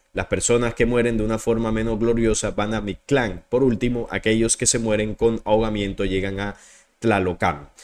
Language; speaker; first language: Spanish; native; Spanish